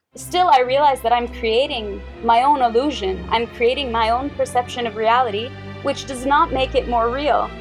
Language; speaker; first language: English; native; English